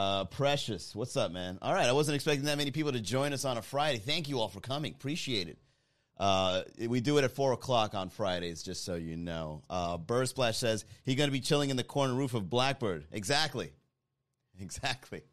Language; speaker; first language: English; native; English